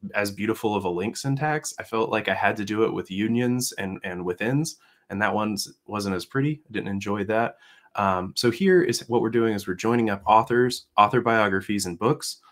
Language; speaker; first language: English; native; English